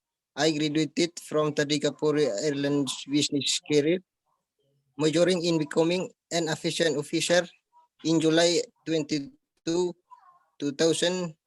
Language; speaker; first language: English; non-native, learner; Indonesian